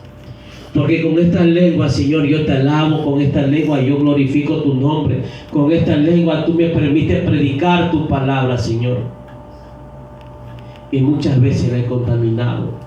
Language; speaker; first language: Spanish; native; Spanish